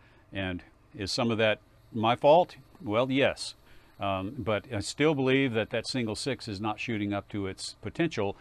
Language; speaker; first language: English; native; English